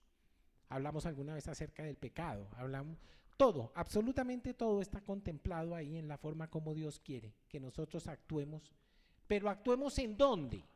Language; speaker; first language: Spanish; native; Spanish